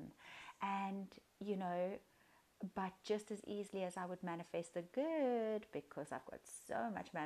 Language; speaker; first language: English; native; English